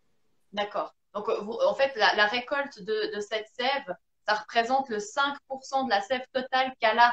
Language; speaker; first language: French; native; French